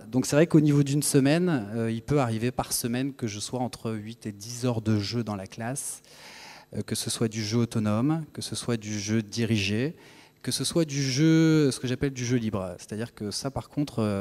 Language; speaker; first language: French; native; French